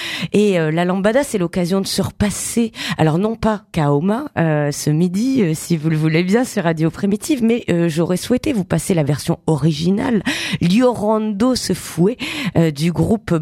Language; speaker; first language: French; native; French